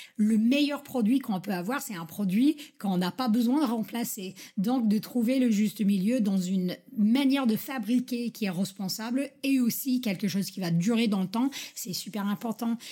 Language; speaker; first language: French; non-native, fluent; English